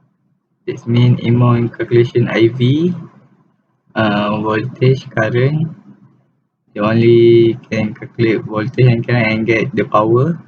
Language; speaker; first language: English; non-native, local second language; Malay